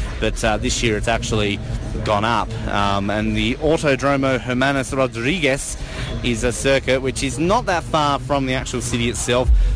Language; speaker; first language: English; native; English